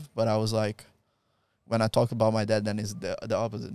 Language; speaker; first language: English; non-native, fluent; Portuguese